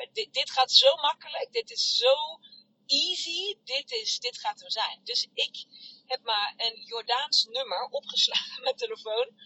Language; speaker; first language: Dutch; native; Dutch